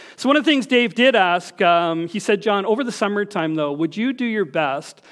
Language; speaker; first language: English; native; English